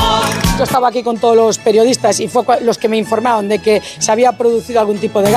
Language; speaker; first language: Spanish; native; Spanish